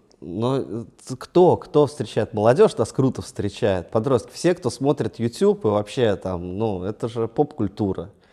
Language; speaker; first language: Russian; native; Russian